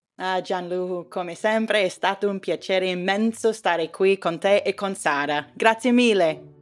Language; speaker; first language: Italian; non-native, learner; English